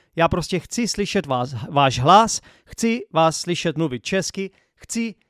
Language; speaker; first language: Czech; native; Czech